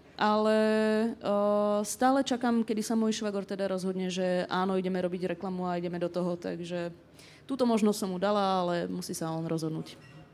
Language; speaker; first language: Slovak; native; Slovak